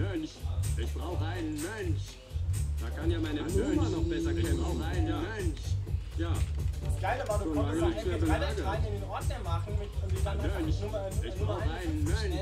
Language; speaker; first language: German; native; German